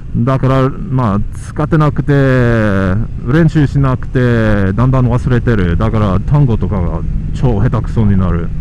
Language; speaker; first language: Japanese; non-native, learner; English